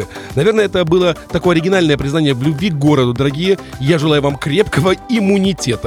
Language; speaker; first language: Russian; native; Russian